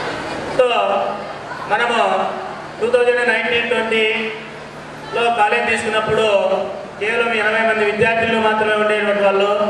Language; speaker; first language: Telugu; native; Telugu